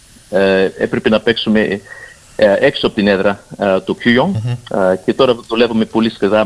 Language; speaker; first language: Greek; early bilingual, heritage; Greek